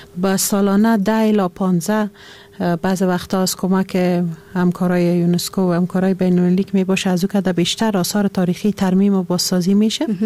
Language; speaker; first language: Persian; native; Persian